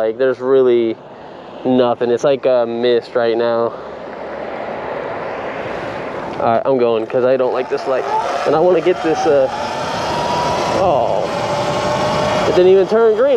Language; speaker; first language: English; native; English